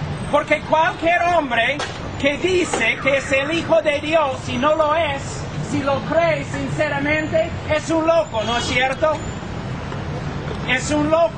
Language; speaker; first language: Spanish; non-native, fluent; English